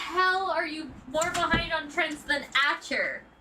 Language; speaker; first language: English; native; English